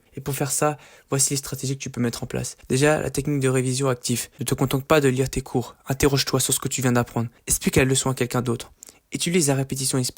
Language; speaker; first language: French; native; French